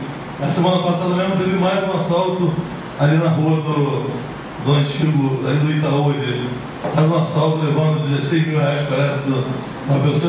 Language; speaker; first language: Portuguese; native; Portuguese